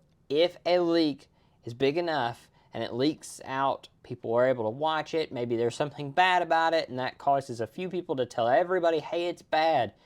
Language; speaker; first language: English; native; English